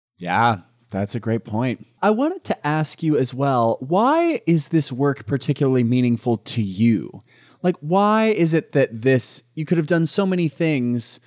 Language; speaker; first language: English; native; English